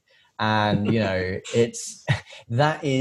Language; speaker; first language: English; native; English